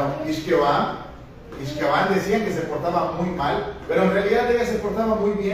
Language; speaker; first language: Spanish; native; Spanish